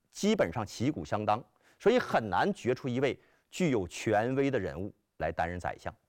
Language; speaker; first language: Chinese; native; Chinese